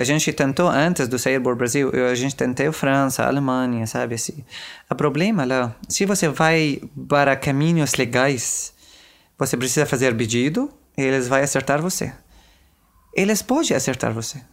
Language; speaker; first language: Portuguese; non-native, learner; Arabic